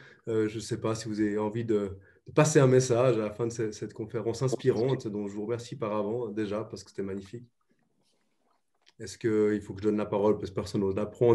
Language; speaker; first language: French; native; French